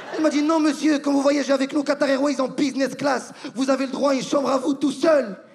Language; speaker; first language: French; non-native, local second language; Arabic